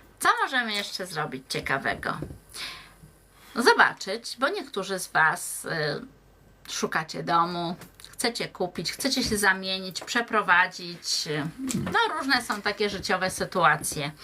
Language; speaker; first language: Polish; native; Polish